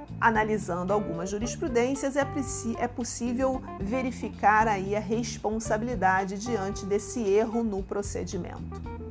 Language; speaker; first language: Portuguese; native; Portuguese